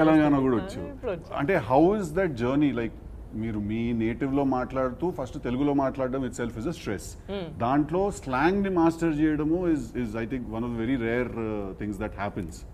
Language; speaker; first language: Telugu; native; Telugu